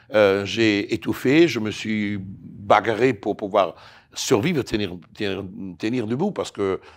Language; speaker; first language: French; non-native, fluent; Italian